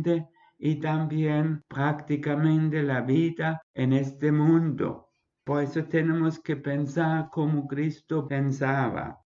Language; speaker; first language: Spanish; non-native, fluent; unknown